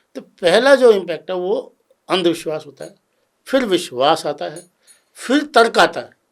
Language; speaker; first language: Hindi; native; Hindi